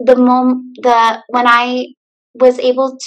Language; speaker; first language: English; early bilingual, other home language; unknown